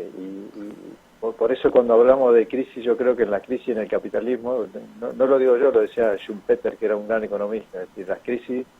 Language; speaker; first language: Spanish; native; Spanish